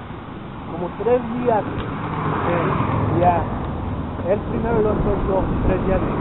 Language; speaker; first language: Spanish; native; Spanish